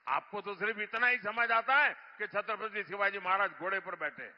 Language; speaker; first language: Hindi; non-native, local second language; Gujarati